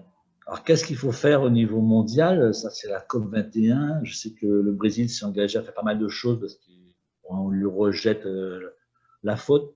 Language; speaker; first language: French; native; French